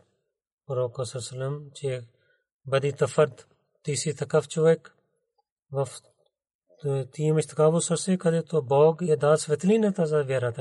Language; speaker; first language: Bulgarian; non-native, learner; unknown